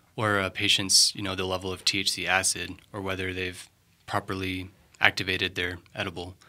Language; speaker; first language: English; native; English